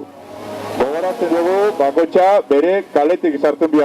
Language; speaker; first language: Basque; native; Basque